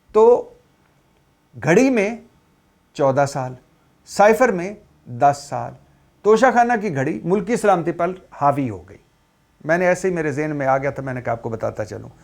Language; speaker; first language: Urdu; native; Urdu